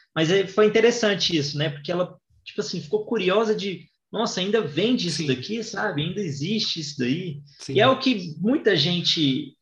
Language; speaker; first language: Portuguese; native; Portuguese